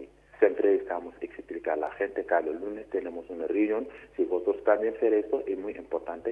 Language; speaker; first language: Spanish; non-native, learner; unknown